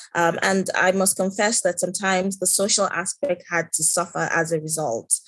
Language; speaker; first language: English; non-native, local second language; Yoruba